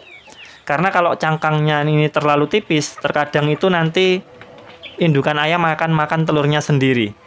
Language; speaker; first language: Indonesian; native; Indonesian